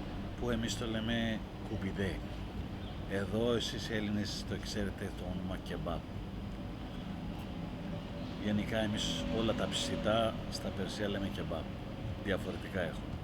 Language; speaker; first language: Greek; non-native, learner; Persian